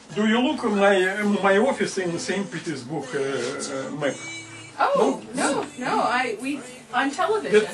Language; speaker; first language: English; non-native, learner; Russian